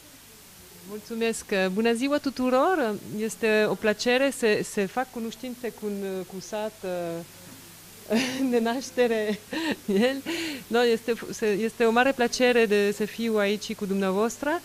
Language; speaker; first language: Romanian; non-native, learner; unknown